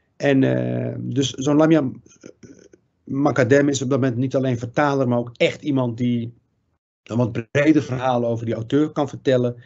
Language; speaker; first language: Dutch; early bilingual, other home language; Riffian